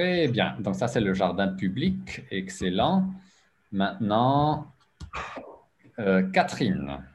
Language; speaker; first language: French; non-native, fluent; English